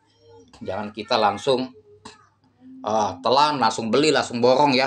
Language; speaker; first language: Indonesian; native; Indonesian